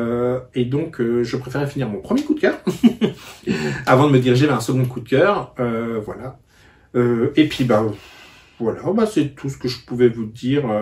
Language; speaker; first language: French; native; French